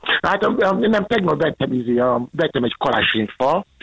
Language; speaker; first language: Hungarian; non-native, learner; Yoruba